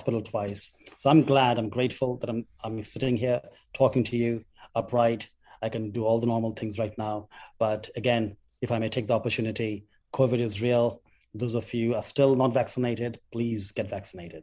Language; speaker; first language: English; non-native, local second language; Bangla